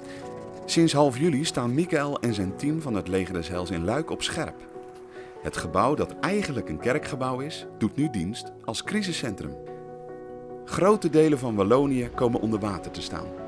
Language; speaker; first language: Dutch; native; Dutch